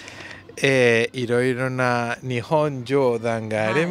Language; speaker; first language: Japanese; non-native, learner; Spanish